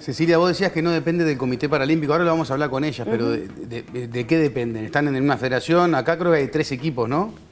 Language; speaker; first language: Spanish; native; Spanish